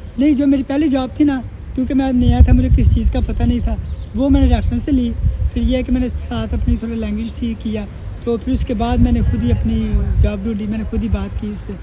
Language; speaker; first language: Hindi; non-native, local second language; Punjabi